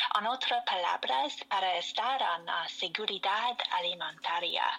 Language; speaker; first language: Spanish; non-native, learner; French